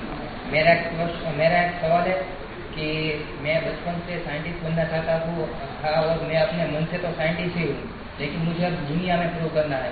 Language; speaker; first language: Hindi; non-native, local second language; Gujarati